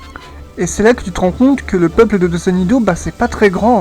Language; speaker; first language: French; native; French